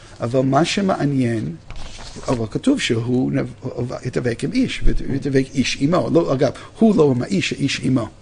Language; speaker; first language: Hebrew; non-native, fluent; English